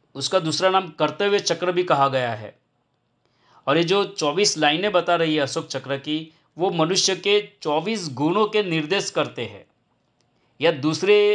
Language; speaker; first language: Hindi; non-native, local second language; Gujarati